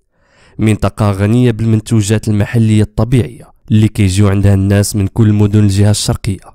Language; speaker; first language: Arabic; native; Arabic